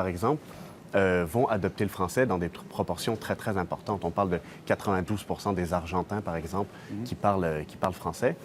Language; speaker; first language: French; native; French